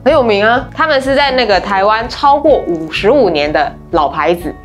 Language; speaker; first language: Chinese; native; Chinese